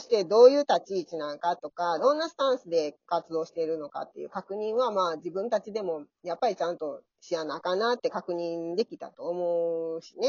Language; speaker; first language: Japanese; native; Japanese